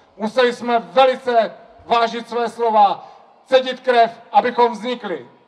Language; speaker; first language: Czech; native; Czech